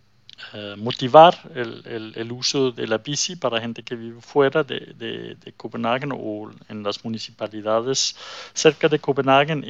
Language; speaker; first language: Spanish; non-native, fluent; Danish